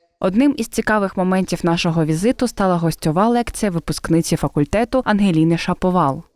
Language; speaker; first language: Ukrainian; native; Ukrainian